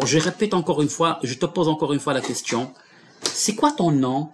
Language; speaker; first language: French; non-native, local second language; Arabic